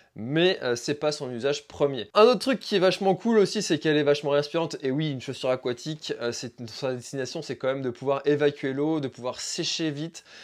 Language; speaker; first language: French; native; French